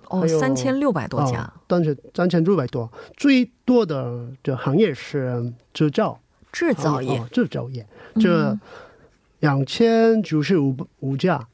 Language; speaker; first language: Chinese; non-native, learner; Korean